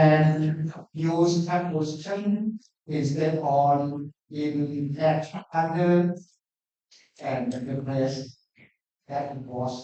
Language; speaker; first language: English; non-native, learner; Thai